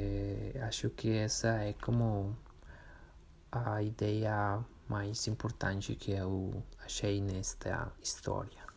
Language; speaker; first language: Portuguese; non-native, learner; Spanish